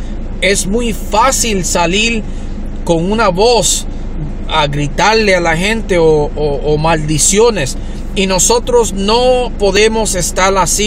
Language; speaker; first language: Spanish; early bilingual, heritage; Spanish